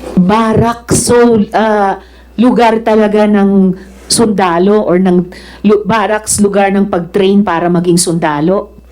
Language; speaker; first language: Filipino; native; Filipino